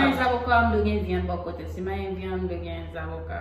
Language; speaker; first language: Haitian Creole; early bilingual, heritage; Haitian Creole